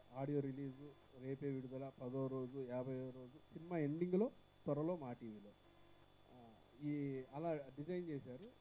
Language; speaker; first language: Telugu; native; Telugu